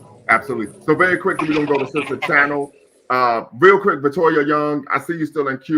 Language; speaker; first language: English; native; English